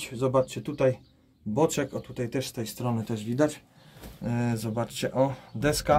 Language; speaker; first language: Polish; native; Polish